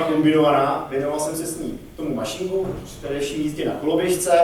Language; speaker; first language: Czech; native; Czech